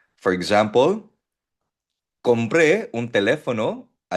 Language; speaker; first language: Spanish; non-native, fluent; Filipino